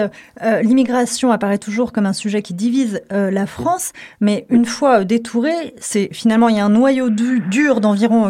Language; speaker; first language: French; native; French